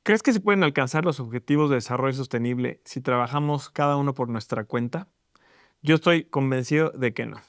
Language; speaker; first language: Spanish; native; Spanish